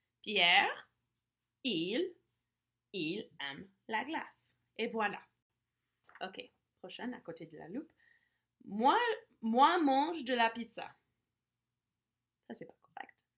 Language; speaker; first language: French; non-native, fluent; English